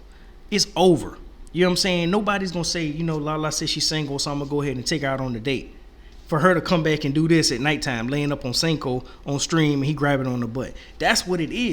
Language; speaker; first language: English; native; English